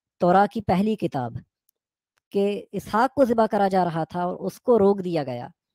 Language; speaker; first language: Hindi; native; Hindi